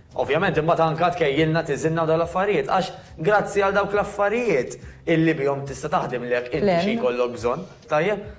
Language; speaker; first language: Maltese; native; Maltese